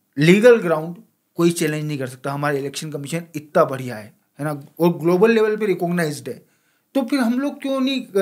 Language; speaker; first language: Hindi; native; Hindi